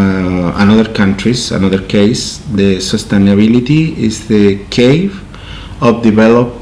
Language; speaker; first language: English; non-native, learner; Spanish